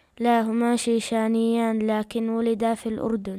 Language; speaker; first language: Arabic; early bilingual, other home language; Chechen